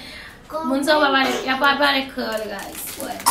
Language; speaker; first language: Spanish; non-native, learner; Haitian Creole